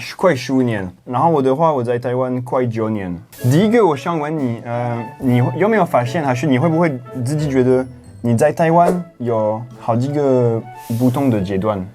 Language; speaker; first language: Chinese; non-native, fluent; French